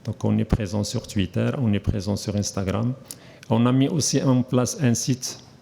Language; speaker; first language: French; non-native, local second language; Arabic